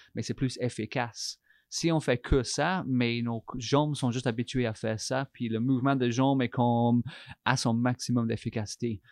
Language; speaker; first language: French; non-native, fluent; English